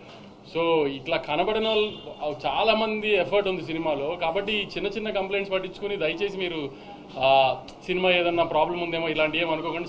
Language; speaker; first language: Telugu; native; Telugu